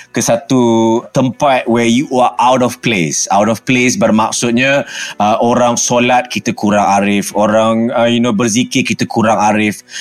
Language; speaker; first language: Malay; early bilingual, other home language; German